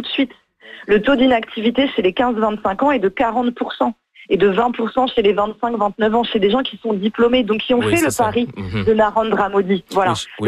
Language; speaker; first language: French; native; French